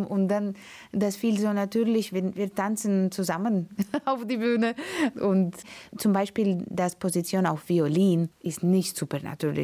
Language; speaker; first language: German; non-native, learner; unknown